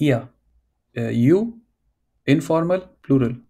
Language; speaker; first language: German; non-native, fluent; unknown